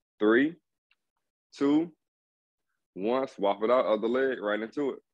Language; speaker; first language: English; native; English